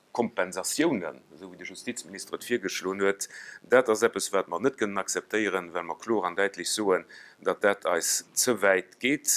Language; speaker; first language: Luxembourgish; native; Luxembourgish